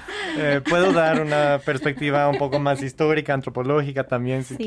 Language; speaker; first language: Spanish; non-native, fluent; English